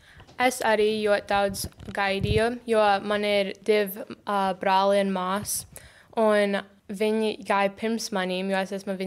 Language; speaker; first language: Latvian; early bilingual, heritage; English